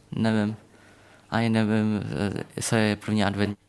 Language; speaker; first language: Czech; early bilingual, other home language; Vietnamese